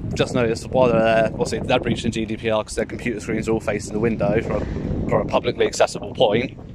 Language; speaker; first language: English; native; English